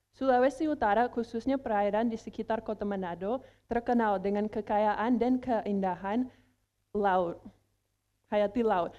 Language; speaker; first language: Indonesian; non-native, fluent; English